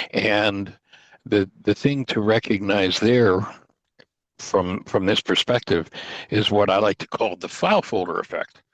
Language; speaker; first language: English; native; English